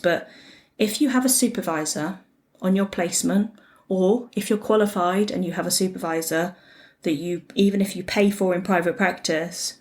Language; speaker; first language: English; native; English